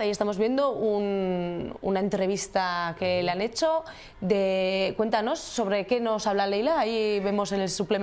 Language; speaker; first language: Spanish; native; Spanish